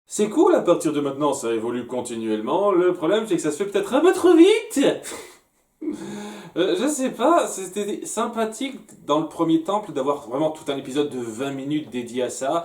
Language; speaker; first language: French; native; French